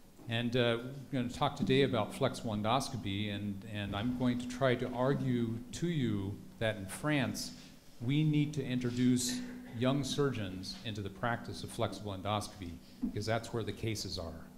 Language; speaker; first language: English; native; English